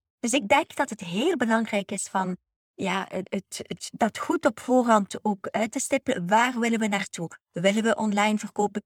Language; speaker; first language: Dutch; native; Dutch